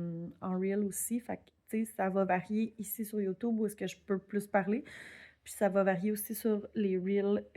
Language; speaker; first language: French; native; French